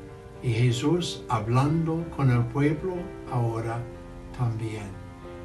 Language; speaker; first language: Spanish; non-native, learner; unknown